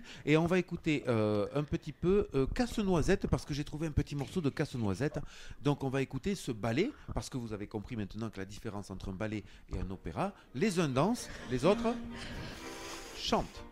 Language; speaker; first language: French; native; French